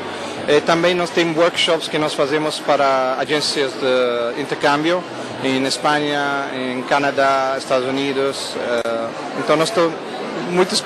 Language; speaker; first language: Portuguese; non-native, fluent; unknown